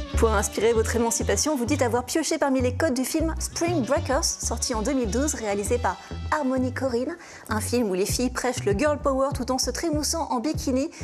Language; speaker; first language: French; native; French